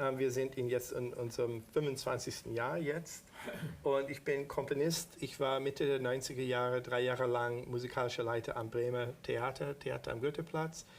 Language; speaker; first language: German; non-native, fluent; English